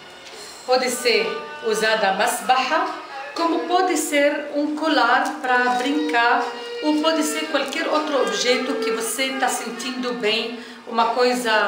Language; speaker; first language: Portuguese; non-native, fluent; Arabic